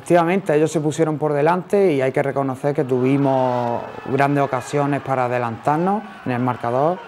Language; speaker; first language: Spanish; native; Spanish